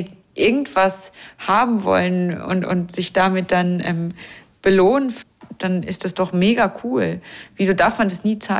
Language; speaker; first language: German; native; German